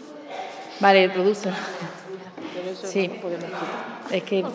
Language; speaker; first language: Spanish; native; Spanish